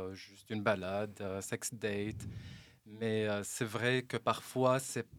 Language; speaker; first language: French; non-native, local second language; Arabic